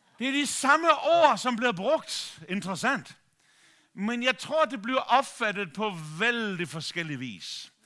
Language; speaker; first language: Danish; native; Danish